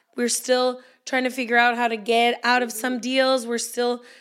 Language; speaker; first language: English; early bilingual, heritage; Spanish